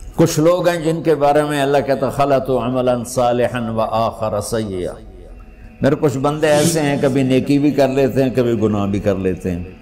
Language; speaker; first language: Urdu; non-native, local second language; Punjabi